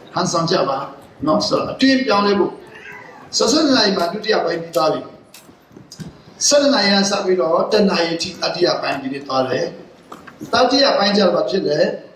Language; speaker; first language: Burmese; non-native, local second language; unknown